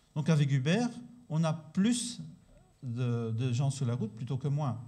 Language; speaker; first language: French; native; French